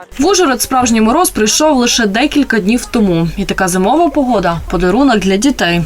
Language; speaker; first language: Ukrainian; native; Ukrainian